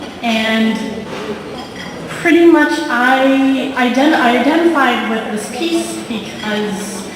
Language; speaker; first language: English; early bilingual, heritage; Vietnamese